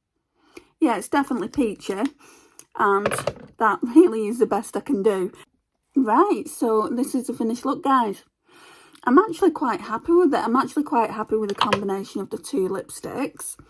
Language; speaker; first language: English; native; English